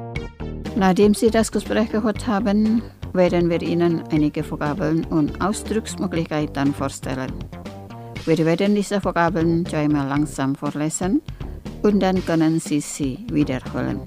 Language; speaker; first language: German; non-native, fluent; Indonesian